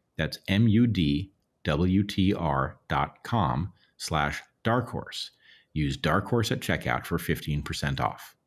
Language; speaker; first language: English; native; English